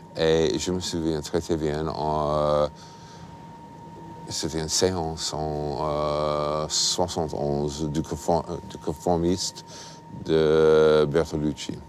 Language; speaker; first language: French; non-native, fluent; English